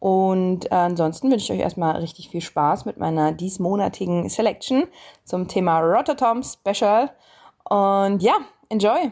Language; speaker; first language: German; native; German